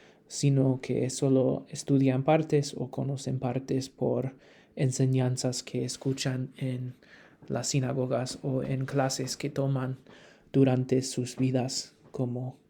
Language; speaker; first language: Spanish; non-native, fluent; English